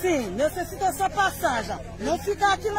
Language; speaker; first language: Portuguese; non-native, learner; Haitian Creole